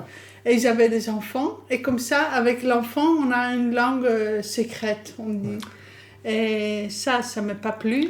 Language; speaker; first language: French; non-native, fluent; English